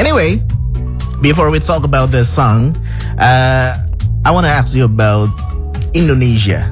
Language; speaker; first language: English; non-native, fluent; Indonesian